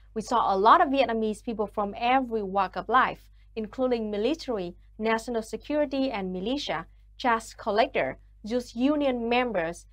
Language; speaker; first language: English; non-native, fluent; Vietnamese